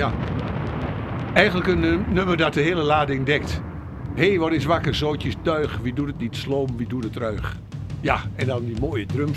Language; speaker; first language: Dutch; native; Dutch